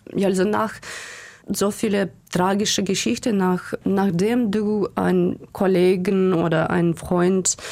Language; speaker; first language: German; non-native, fluent; Ukrainian